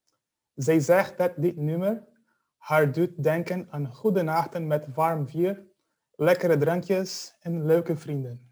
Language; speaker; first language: Dutch; non-native, fluent; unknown